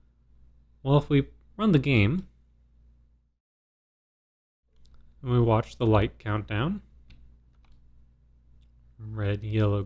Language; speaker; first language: English; native; English